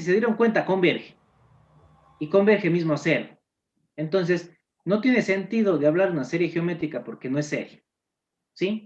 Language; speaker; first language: Spanish; native; Spanish